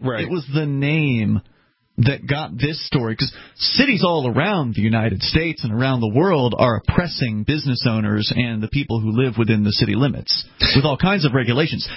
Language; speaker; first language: English; native; English